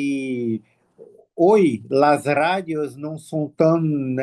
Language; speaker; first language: Spanish; non-native, learner; Portuguese